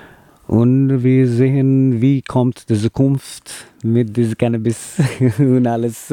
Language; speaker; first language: German; non-native, learner; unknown